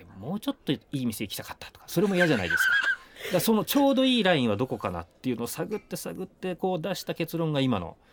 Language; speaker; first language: Japanese; native; Japanese